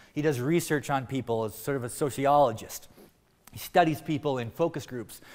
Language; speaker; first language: English; native; English